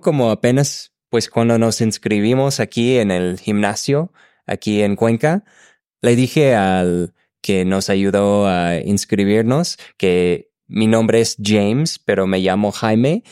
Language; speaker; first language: Spanish; non-native, fluent; English